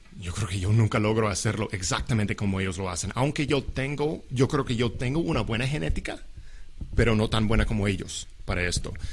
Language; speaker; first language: Spanish; non-native, fluent; English